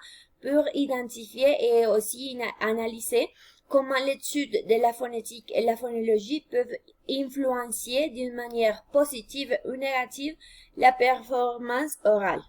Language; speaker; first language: French; non-native, fluent; Spanish